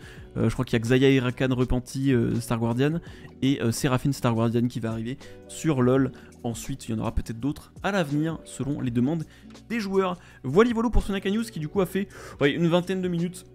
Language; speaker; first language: French; native; French